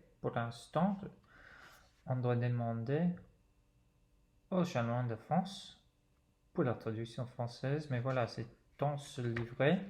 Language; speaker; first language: French; non-native, fluent; English